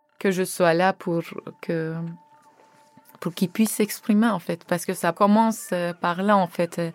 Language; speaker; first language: French; non-native, fluent; Turkish